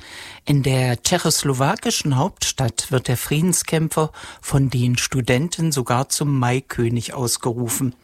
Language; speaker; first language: German; native; German